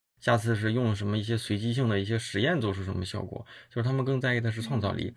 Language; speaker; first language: Chinese; native; Chinese